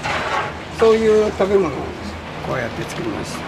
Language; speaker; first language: Japanese; native; Japanese